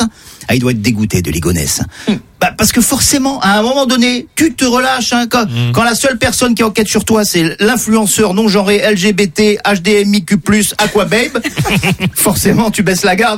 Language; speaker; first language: French; native; French